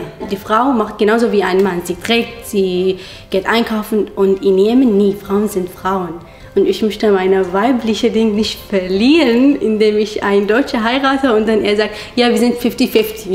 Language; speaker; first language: German; non-native, fluent; Arabic